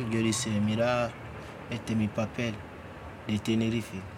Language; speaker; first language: Spanish; non-native, learner; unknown